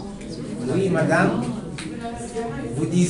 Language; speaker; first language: French; non-native, local second language; Arabic